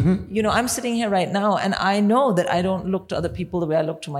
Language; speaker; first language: English; non-native, local second language; Hindi